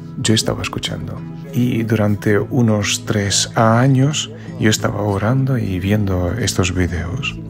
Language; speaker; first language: Spanish; non-native, fluent; Ukrainian